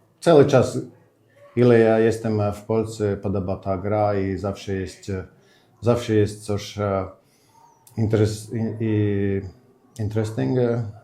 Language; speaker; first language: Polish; non-native, learner; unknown